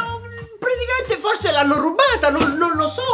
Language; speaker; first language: Italian; native; Italian